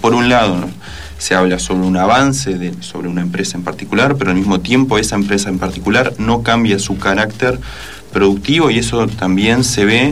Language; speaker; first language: Spanish; native; Spanish